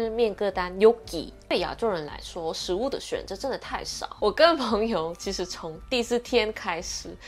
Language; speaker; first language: Chinese; non-native, fluent; Korean